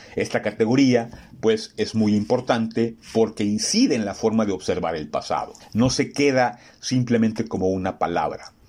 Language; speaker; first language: Spanish; native; Spanish